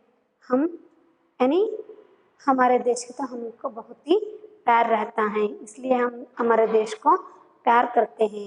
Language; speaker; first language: Hindi; non-native, local second language; Kannada